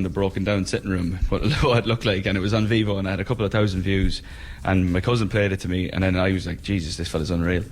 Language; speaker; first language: English; native; English